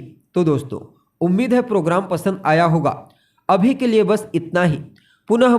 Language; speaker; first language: Hindi; native; Hindi